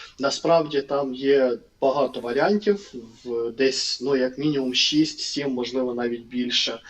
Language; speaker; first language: Ukrainian; non-native, local second language; Russian